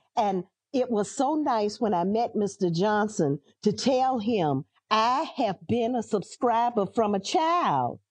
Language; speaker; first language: English; native; English